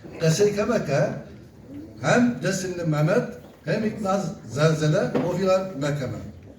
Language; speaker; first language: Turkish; non-native, local second language; Zaza